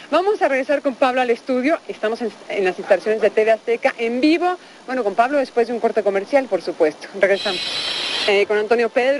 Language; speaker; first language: Spanish; native; Spanish